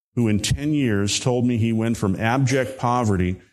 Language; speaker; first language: English; native; English